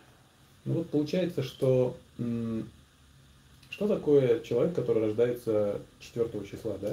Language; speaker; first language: Russian; native; Russian